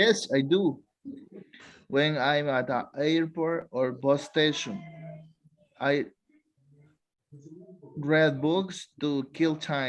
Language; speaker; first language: English; non-native, learner; Spanish